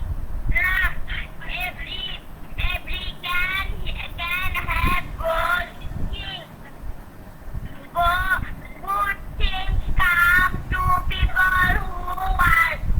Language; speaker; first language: English; non-native, learner; Bangla